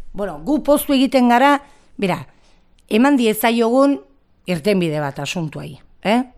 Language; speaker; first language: Basque; native; Basque